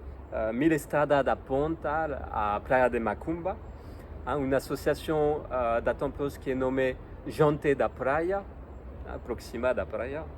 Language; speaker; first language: Portuguese; non-native, learner; French